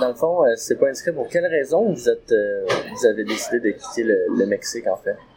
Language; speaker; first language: French; native; French